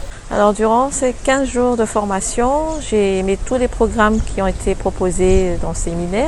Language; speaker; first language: French; non-native, local second language; Malagasy